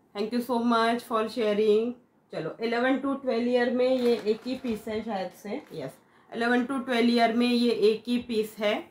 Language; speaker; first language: Hindi; non-native, local second language; Marathi